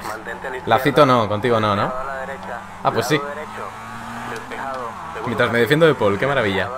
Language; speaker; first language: Spanish; native; Spanish